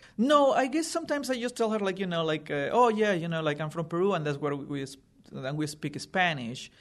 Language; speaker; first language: English; non-native, fluent; Spanish